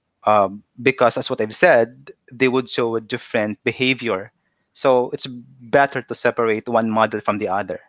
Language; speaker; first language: English; non-native, local second language; Cebuano